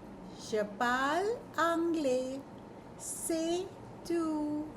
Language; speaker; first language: French; non-native, fluent; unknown